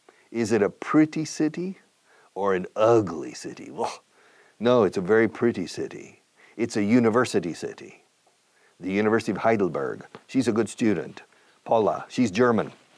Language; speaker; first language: English; native; English